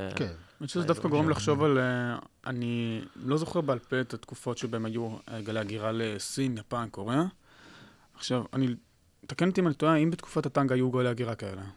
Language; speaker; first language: Hebrew; native; Hebrew